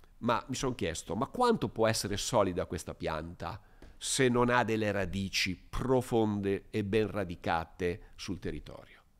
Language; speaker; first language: Italian; native; Italian